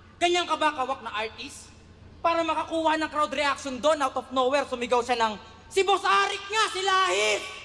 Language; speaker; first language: Filipino; native; Filipino